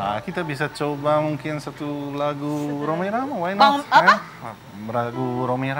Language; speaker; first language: Indonesian; non-native, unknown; Italian